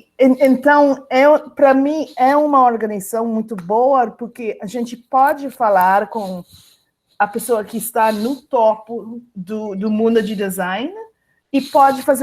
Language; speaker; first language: Portuguese; non-native, fluent; English